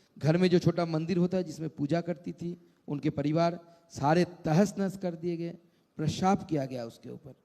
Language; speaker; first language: Hindi; non-native, local second language; Bangla